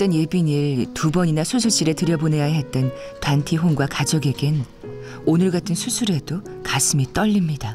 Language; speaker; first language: Korean; native; Korean